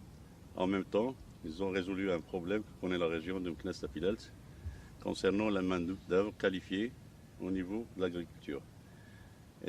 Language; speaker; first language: French; non-native, local second language; Arabic